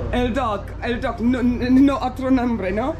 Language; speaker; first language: Spanish; non-native, learner; English